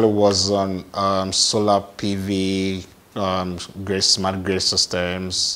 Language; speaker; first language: English; non-native, local second language; Akan